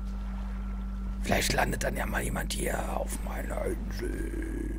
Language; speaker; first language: German; native; German